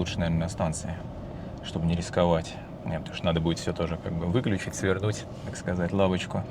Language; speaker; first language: Russian; native; Russian